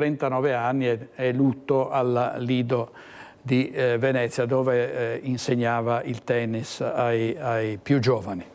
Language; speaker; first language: Italian; native; Italian